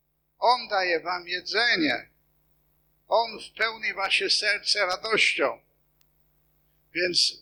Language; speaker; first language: Polish; non-native, fluent; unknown